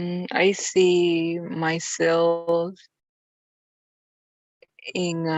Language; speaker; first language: English; non-native, learner; Spanish